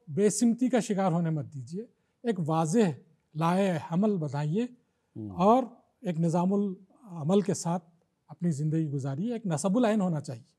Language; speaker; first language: Urdu; native; Urdu